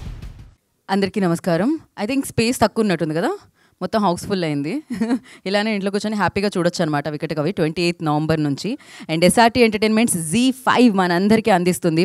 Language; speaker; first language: Telugu; native; Telugu